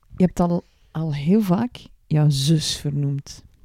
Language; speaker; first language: Dutch; native; Dutch